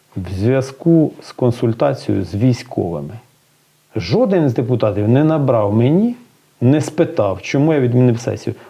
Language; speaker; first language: Ukrainian; native; Ukrainian